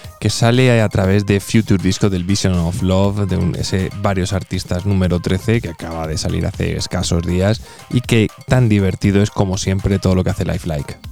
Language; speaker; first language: Spanish; native; Spanish